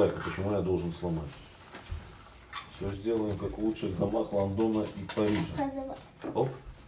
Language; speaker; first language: Russian; native; Russian